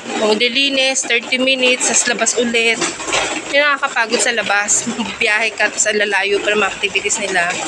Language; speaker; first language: Filipino; native; Filipino